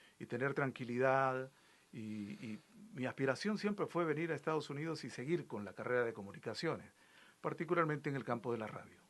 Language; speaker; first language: Spanish; native; Spanish